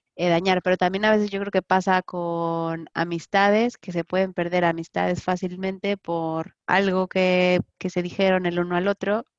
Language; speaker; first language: Spanish; native; Spanish